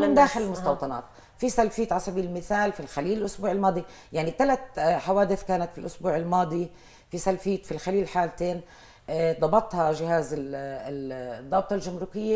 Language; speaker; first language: Arabic; native; Arabic